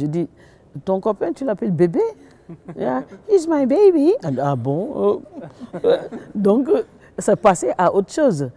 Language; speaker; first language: French; non-native, local second language; Wolof